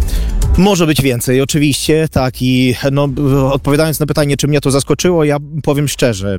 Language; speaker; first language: Polish; non-native, fluent; Ukrainian